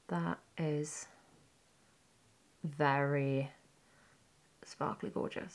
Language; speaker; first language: English; native; English